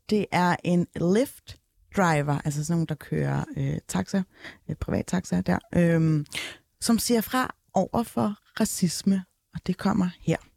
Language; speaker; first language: Danish; early bilingual, other home language; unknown